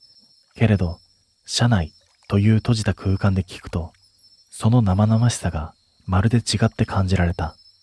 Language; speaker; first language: Japanese; native; Japanese